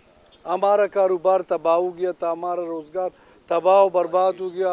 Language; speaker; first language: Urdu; non-native, local second language; Pashto